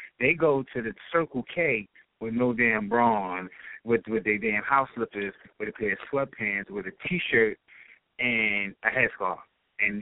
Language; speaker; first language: English; native; English